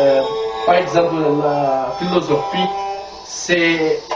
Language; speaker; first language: French; non-native, learner; Spanish